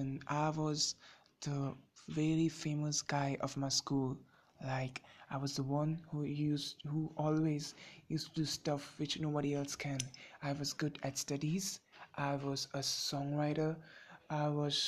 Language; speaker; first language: English; non-native, local second language; Bangla